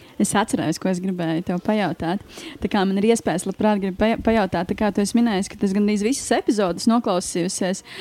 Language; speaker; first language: Latvian; native; Latvian